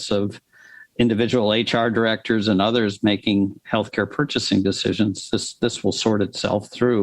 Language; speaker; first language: English; native; English